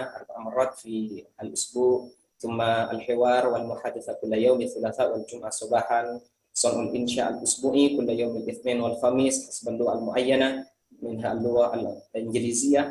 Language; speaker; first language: Arabic; non-native, fluent; Indonesian